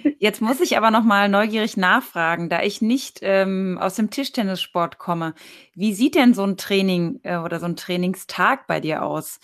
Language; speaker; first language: German; native; German